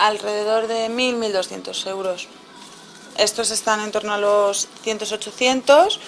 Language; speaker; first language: Spanish; native; Spanish